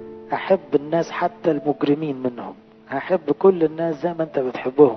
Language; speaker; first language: Arabic; native; Arabic